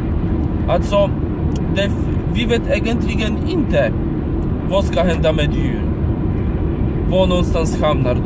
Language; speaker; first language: Swedish; non-native, fluent; Polish